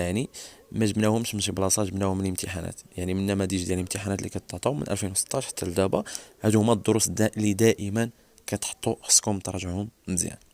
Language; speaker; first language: Arabic; native; Arabic